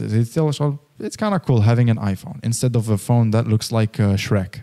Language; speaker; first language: English; non-native, fluent; Arabic